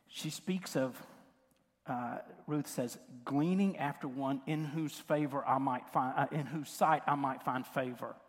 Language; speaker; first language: English; native; English